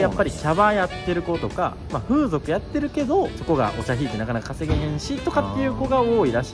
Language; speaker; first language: Japanese; native; Japanese